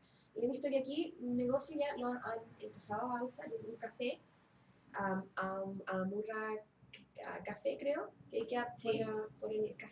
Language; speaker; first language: Spanish; early bilingual, heritage; Spanish